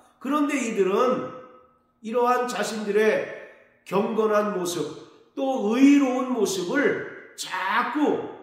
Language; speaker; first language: Korean; native; Korean